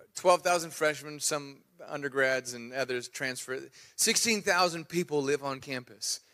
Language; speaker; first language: English; native; English